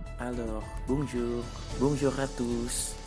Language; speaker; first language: French; non-native, learner; Cantonese